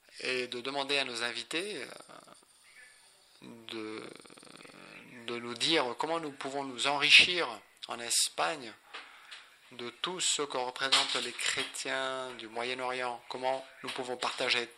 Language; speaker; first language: French; non-native, fluent; Spanish